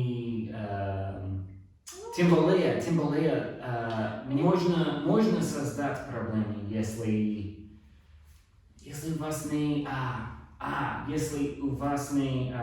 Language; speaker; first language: Russian; non-native, learner; English